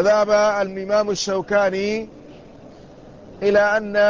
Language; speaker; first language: Arabic; native; Arabic